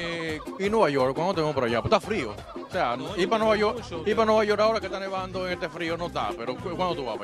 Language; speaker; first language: Spanish; native; Spanish